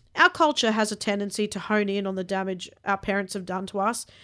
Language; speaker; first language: English; early bilingual, other home language; Hindi